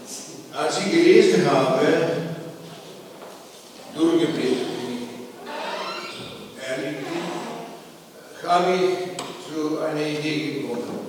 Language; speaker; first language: German; non-native, fluent; Slovenian